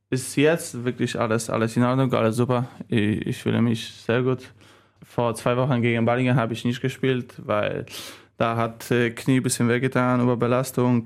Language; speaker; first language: German; non-native, learner; Polish